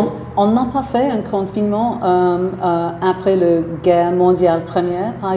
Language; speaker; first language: French; non-native, fluent; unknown